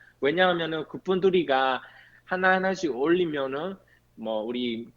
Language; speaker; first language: Korean; non-native, fluent; Burmese